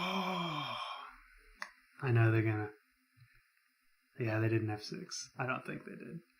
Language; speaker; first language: English; native; English